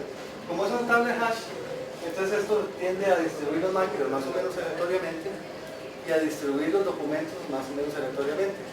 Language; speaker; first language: Spanish; native; Spanish